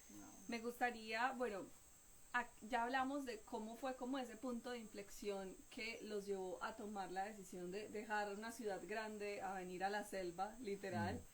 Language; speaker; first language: Spanish; native; Spanish